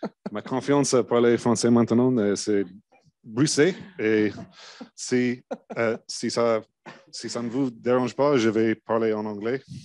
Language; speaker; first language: French; non-native, learner; English